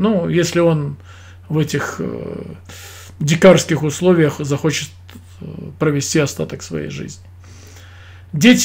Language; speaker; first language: Russian; native; Russian